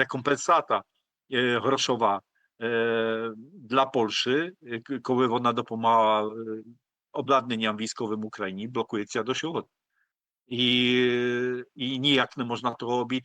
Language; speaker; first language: Polish; non-native, learner; Ukrainian